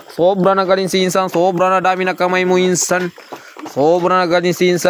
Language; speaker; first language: Filipino; non-native, local second language; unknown